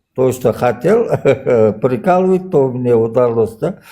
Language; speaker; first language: Russian; non-native, local second language; Kazakh